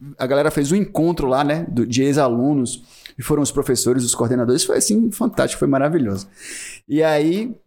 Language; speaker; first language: Portuguese; native; Portuguese